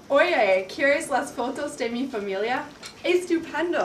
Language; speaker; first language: Spanish; non-native, learner; English